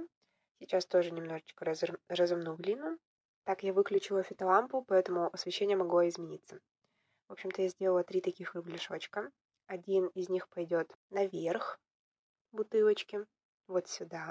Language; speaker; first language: Russian; native; Russian